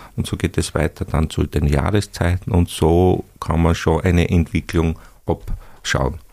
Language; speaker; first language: German; native; German